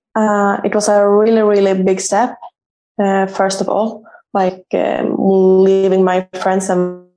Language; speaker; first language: English; non-native, fluent; Swedish